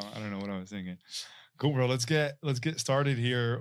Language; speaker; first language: English; non-native, fluent; Arabic